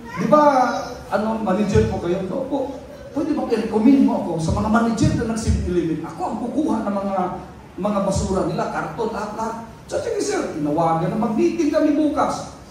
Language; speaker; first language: Filipino; non-native, local second language; Cebuano